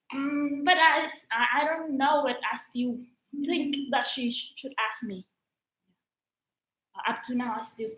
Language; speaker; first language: English; non-native, learner; Vietnamese